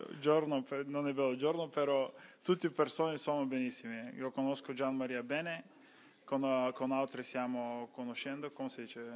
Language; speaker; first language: Italian; non-native, learner; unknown